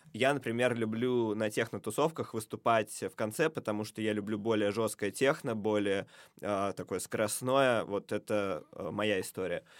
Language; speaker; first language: Russian; native; Russian